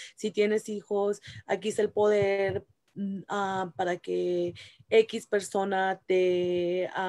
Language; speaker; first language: Spanish; early bilingual, heritage; Spanish